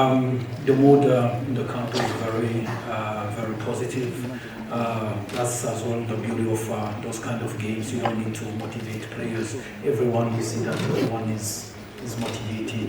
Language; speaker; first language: English; non-native, fluent; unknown